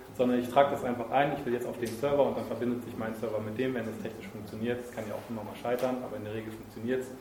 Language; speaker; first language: German; native; German